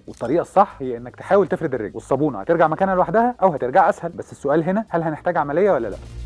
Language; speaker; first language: Arabic; native; Arabic